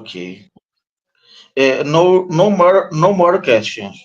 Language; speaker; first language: English; non-native, learner; Portuguese